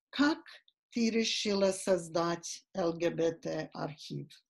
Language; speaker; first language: Russian; non-native, fluent; English